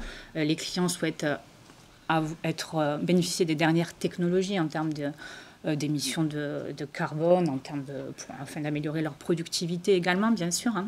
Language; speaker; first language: French; native; French